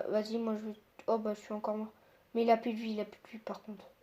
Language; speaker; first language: French; native; French